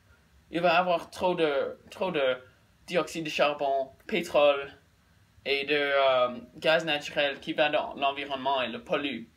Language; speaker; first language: French; non-native, learner; English